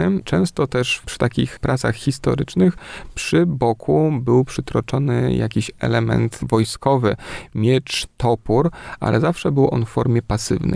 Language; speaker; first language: Polish; native; Polish